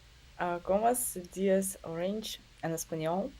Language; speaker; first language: Spanish; non-native, learner; Russian